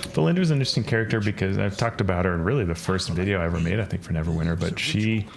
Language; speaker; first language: English; native; English